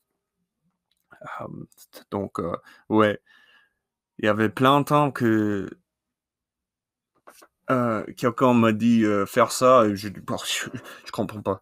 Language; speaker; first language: French; non-native, learner; English